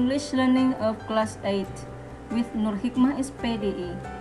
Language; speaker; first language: English; non-native, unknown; Indonesian